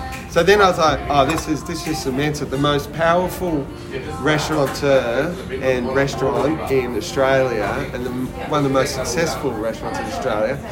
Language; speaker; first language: English; native; English